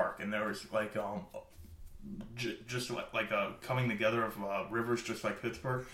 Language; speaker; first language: English; native; English